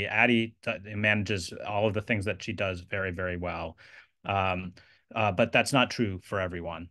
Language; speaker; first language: English; native; English